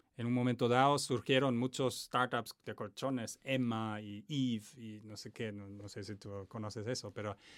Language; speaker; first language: Spanish; non-native, fluent; German